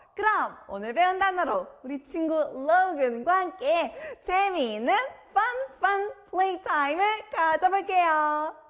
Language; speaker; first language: Korean; native; Korean